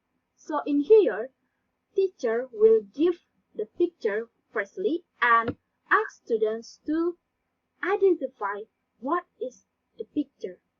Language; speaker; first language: English; non-native, learner; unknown